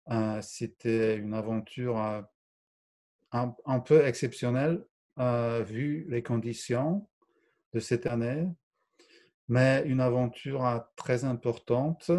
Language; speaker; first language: French; non-native, fluent; Polish